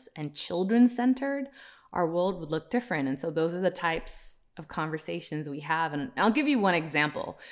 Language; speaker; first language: English; early bilingual, other home language; Hindi